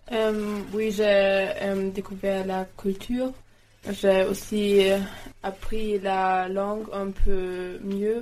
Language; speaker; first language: French; non-native, learner; German